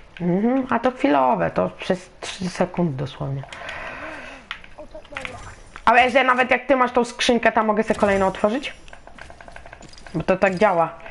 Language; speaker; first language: Polish; native; Polish